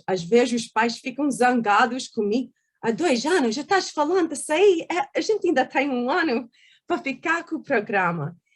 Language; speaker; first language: Portuguese; early bilingual, heritage; Portuguese